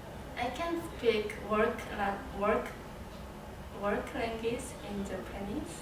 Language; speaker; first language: English; non-native, learner; Korean